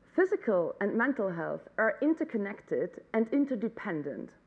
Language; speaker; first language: English; non-native, fluent; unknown